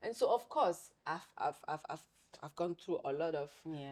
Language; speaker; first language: English; non-native, fluent; French